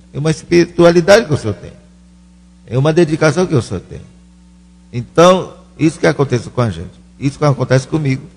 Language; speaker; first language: Portuguese; non-native, local second language; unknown